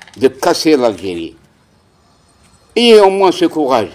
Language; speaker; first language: French; non-native, local second language; Kabyle